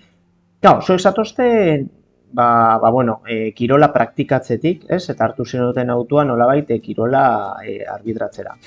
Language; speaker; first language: Basque; native; Basque